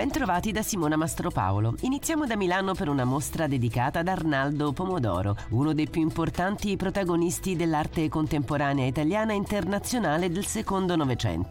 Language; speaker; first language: Italian; native; Italian